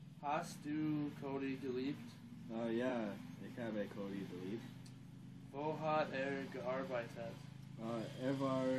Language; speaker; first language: German; non-native, learner; English